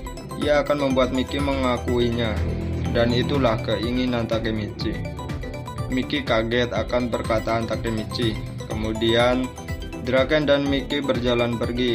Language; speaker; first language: Indonesian; native; Indonesian